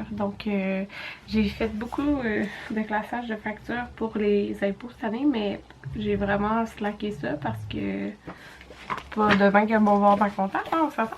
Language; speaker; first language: French; native; French